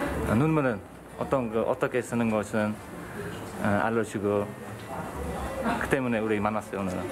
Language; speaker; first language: Korean; non-native, learner; Vietnamese